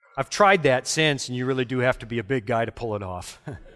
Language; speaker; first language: English; native; English